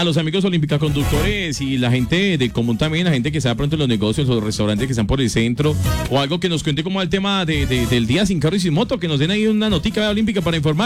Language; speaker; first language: Spanish; native; Spanish